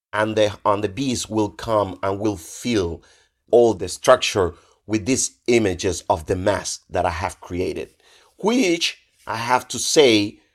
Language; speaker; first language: English; non-native, fluent; Spanish